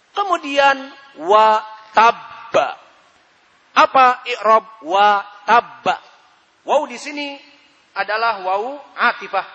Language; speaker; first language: Indonesian; native; Indonesian